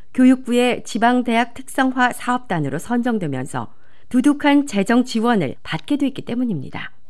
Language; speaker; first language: Korean; native; Korean